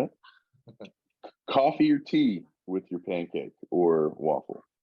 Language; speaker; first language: English; native; English